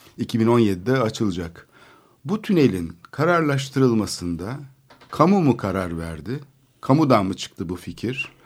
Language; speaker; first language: Turkish; native; Turkish